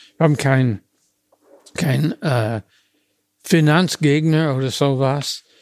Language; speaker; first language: German; non-native, fluent; English